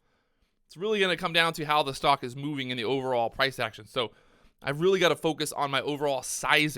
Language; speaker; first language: English; native; English